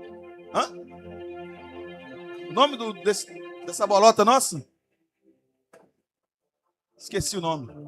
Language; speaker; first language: Portuguese; native; Portuguese